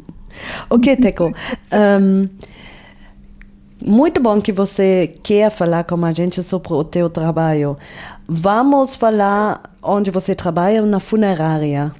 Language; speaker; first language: Portuguese; non-native, fluent; German